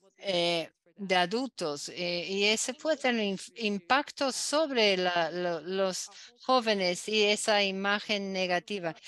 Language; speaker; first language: Spanish; non-native, learner; Dutch